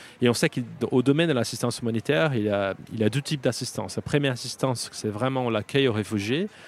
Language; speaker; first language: French; non-native, fluent; Portuguese